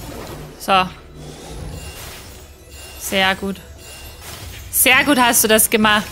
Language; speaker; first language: German; native; German